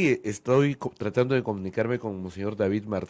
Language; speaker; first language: Spanish; native; Spanish